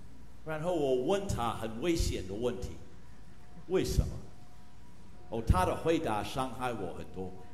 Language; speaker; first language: Chinese; non-native, fluent; English